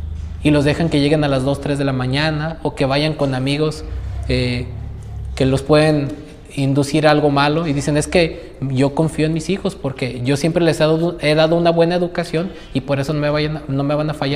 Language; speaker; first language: Spanish; native; Spanish